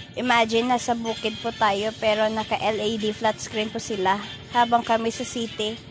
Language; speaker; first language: Filipino; non-native, local second language; Hiligaynon